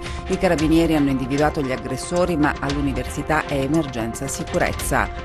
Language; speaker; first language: Italian; native; Italian